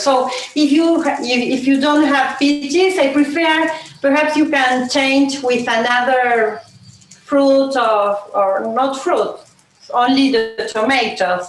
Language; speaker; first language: English; non-native, learner; Spanish